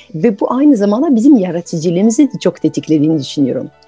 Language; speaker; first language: Turkish; non-native, fluent; French